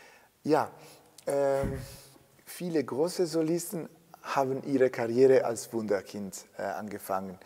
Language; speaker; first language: German; non-native, fluent; Italian